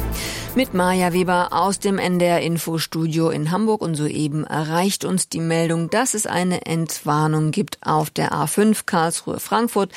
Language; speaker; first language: German; native; German